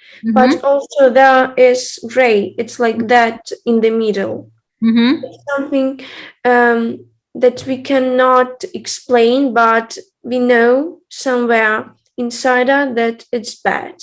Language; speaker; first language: English; non-native, fluent; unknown